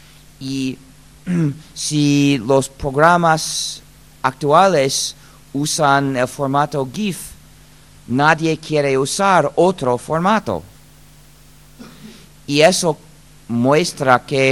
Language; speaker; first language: Spanish; non-native, fluent; English